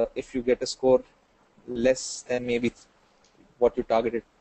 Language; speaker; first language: English; non-native, local second language; Hindi